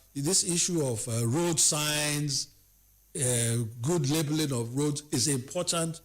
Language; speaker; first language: English; non-native, local second language; Yoruba